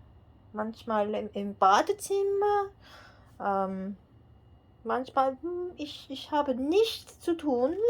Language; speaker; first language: German; non-native, learner; English